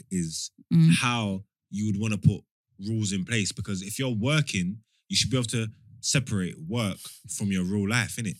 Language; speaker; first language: English; native; English